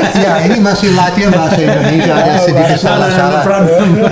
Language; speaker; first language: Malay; non-native, fluent; English